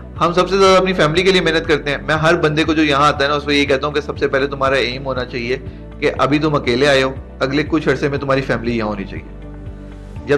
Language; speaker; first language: Urdu; native; Urdu